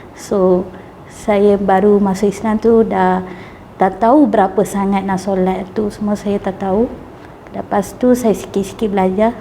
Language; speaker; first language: Malay; non-native, local second language; Tamil